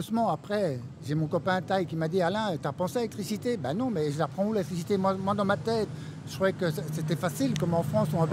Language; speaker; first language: French; native; French